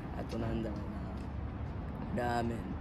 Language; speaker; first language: Japanese; non-native, learner; Indonesian